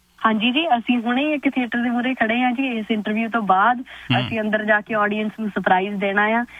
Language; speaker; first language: Punjabi; early bilingual, heritage; Punjabi